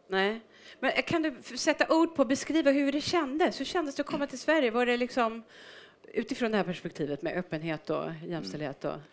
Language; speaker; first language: Swedish; native; Swedish